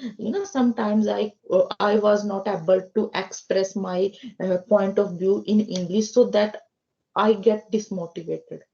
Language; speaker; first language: English; non-native, learner; Hindi